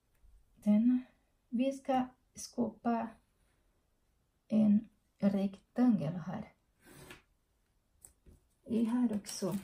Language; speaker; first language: Swedish; non-native, learner; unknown